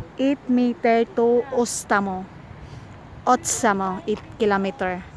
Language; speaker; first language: Filipino; non-native, local second language; Cebuano